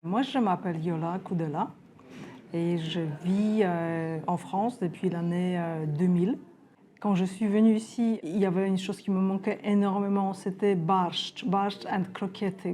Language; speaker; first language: French; non-native, fluent; Polish